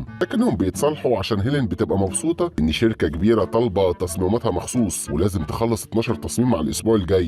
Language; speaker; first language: Arabic; native; Arabic